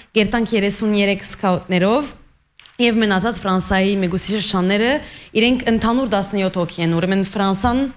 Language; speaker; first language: Armenian; early bilingual, heritage; Armenian